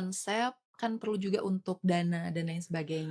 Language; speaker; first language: Indonesian; native; Indonesian